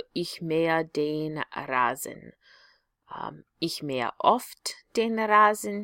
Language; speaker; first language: German; non-native, fluent; English